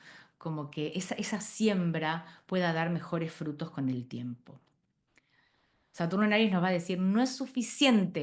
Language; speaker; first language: Spanish; native; Spanish